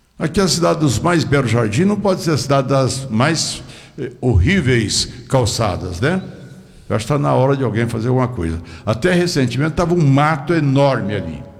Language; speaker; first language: Portuguese; native; Portuguese